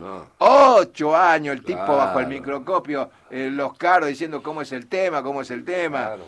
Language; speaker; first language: Spanish; native; Spanish